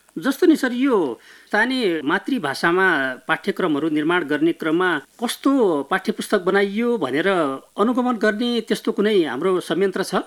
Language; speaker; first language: Nepali; native; Nepali